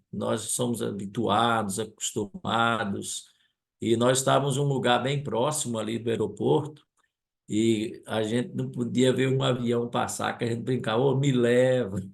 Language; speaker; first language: Portuguese; non-native, local second language; German